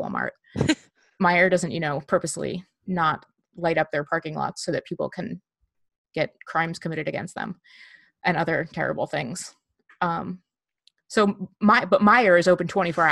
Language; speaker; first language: English; native; English